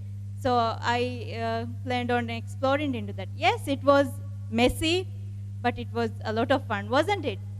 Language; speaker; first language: English; non-native, local second language; Divehi